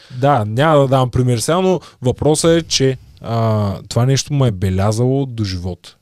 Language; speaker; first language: Bulgarian; native; Bulgarian